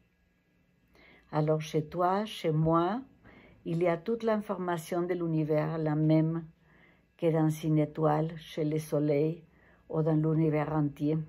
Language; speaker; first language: French; non-native, fluent; Spanish